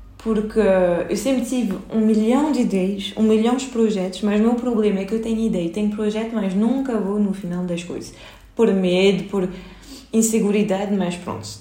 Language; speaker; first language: Portuguese; early bilingual, heritage; Portuguese